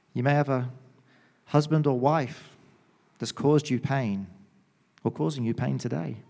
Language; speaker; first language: English; native; English